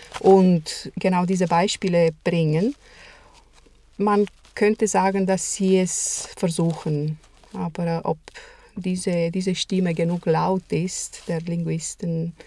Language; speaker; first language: German; non-native, fluent; Romanian